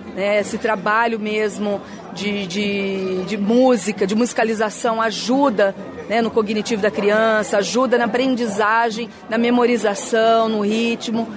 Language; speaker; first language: Portuguese; native; Portuguese